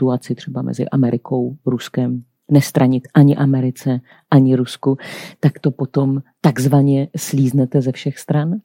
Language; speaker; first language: Czech; native; Czech